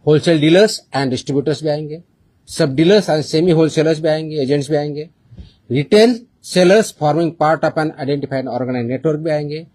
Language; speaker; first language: Hindi; non-native, local second language; Marathi